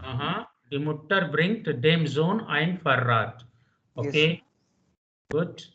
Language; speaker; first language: German; non-native, fluent; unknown